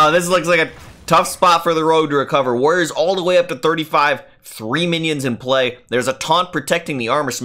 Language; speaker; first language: English; native; English